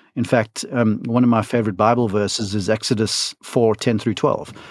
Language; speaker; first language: English; native; English